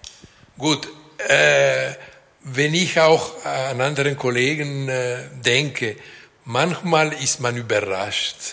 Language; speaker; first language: German; non-native, local second language; French